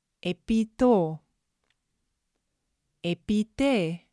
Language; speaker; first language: Greek; non-native, fluent; English